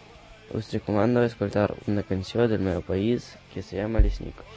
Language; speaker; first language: Catalan; non-native, learner; Russian